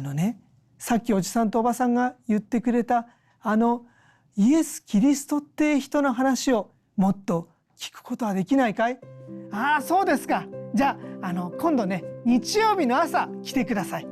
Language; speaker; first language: Japanese; native; Japanese